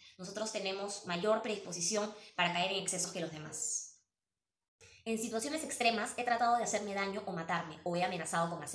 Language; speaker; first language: Spanish; native; Spanish